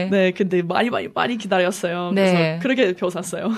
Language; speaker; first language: Korean; non-native, learner; English